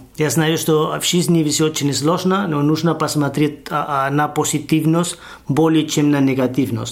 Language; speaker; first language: Russian; non-native, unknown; Spanish